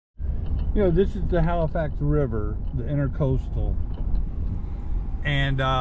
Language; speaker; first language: English; native; English